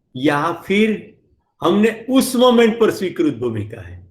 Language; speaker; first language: Hindi; non-native, local second language; Gujarati